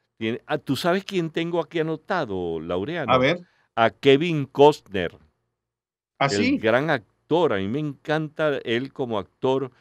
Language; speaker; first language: Spanish; native; Spanish